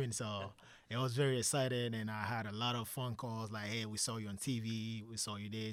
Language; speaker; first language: English; non-native, local second language; Akan